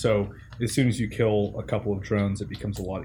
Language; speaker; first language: English; native; English